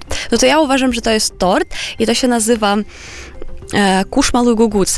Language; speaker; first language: Polish; non-native, fluent; Romanian